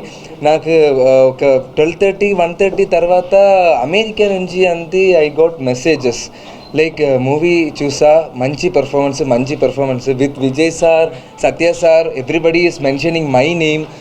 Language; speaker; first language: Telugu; non-native, learner; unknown